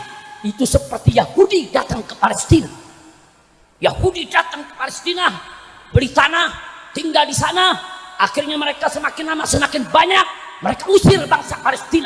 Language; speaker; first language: Indonesian; native; Indonesian